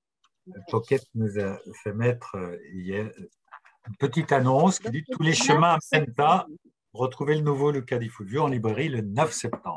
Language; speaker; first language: French; native; French